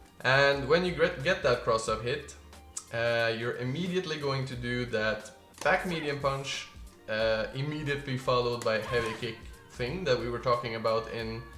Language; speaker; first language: English; non-native, fluent; Norwegian